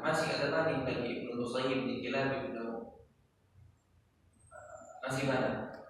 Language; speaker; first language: Indonesian; non-native, learner; Arabic